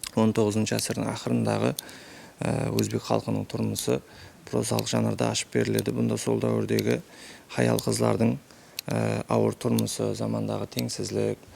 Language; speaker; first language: Uzbek; non-native, local second language; Kara-Kalpak